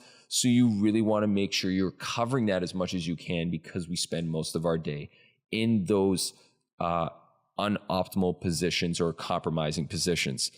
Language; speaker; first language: English; native; English